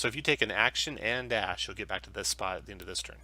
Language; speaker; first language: English; native; English